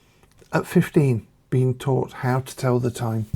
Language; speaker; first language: English; native; English